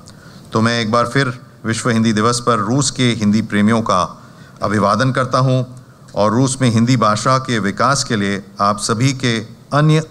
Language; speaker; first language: Hindi; native; Hindi